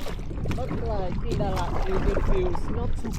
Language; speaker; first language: English; non-native, learner; Vietnamese